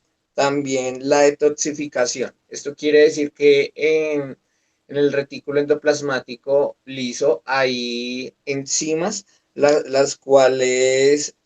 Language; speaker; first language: Spanish; native; Spanish